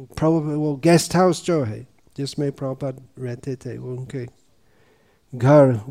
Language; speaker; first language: Hindi; non-native, fluent; English